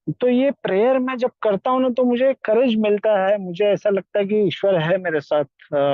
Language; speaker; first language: Hindi; non-native, local second language; Marathi